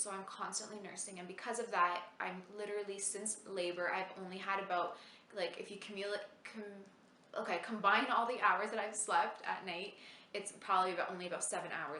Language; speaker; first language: English; native; English